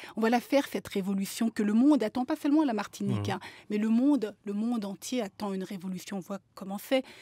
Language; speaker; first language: French; native; French